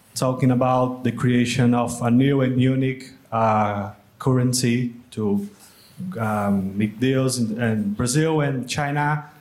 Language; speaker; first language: English; non-native, fluent; Portuguese